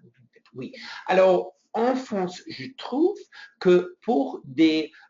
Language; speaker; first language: French; non-native, fluent; English